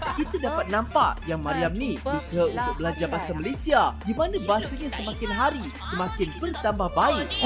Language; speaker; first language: Malay; native; Malay